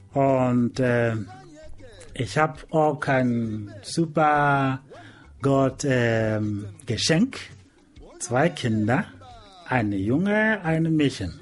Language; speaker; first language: German; non-native, learner; Igbo